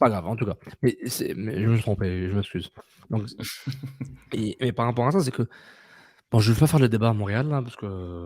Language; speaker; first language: French; native; French